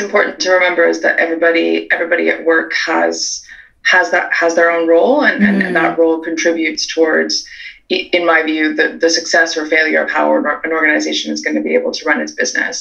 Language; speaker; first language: English; native; English